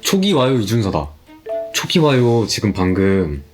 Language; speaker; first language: Korean; native; Korean